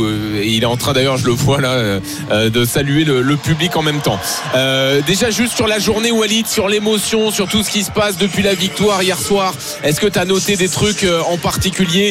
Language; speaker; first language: French; native; French